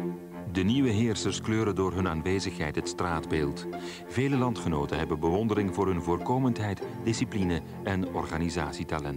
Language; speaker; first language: Dutch; native; Dutch